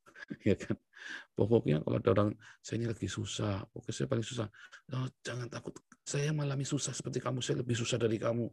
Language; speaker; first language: Indonesian; native; Indonesian